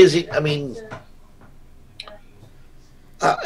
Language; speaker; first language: English; native; English